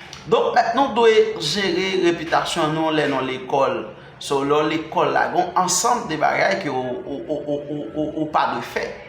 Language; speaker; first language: French; non-native, learner; Haitian Creole